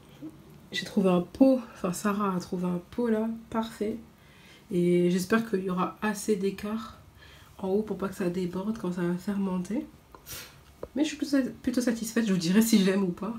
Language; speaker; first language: French; native; French